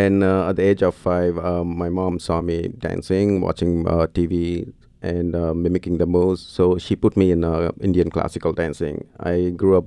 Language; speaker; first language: English; non-native, local second language; Tamil